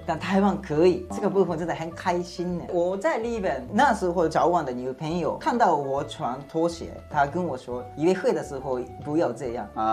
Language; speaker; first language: Chinese; non-native, fluent; Japanese